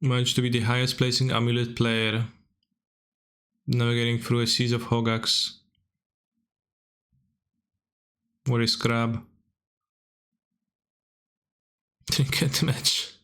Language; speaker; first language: English; non-native, fluent; Polish